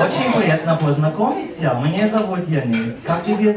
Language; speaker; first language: Russian; non-native, learner; English